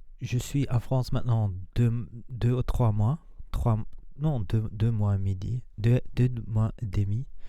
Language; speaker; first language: French; non-native, learner; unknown